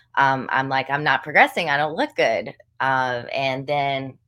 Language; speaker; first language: English; native; English